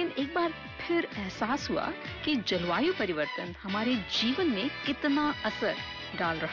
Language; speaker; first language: Hindi; native; Hindi